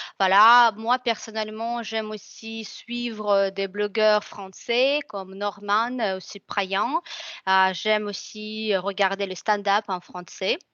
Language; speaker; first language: French; non-native, fluent; Russian